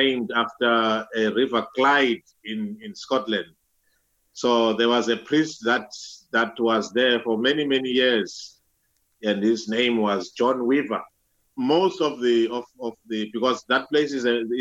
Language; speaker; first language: English; non-native, local second language; Zulu